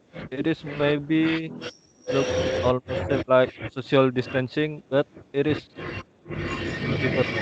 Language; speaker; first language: English; non-native, learner; Indonesian